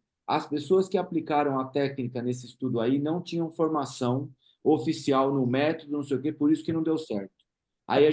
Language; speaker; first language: Portuguese; native; Portuguese